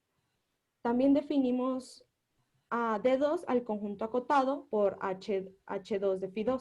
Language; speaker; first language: Spanish; native; Spanish